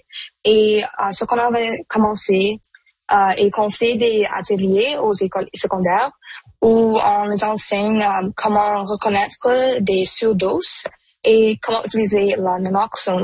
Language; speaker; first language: French; non-native, local second language; Punjabi